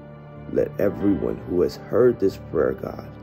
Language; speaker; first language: English; native; English